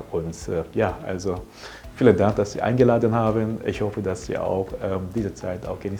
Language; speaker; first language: German; non-native, fluent; Korean